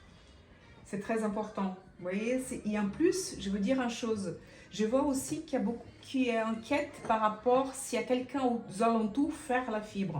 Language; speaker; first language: French; non-native, fluent; Portuguese